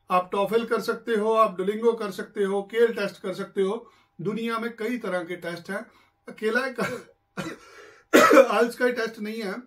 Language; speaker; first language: Hindi; non-native, local second language; Punjabi